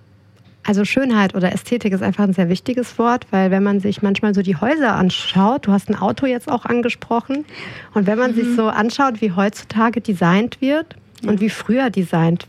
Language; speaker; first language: German; native; German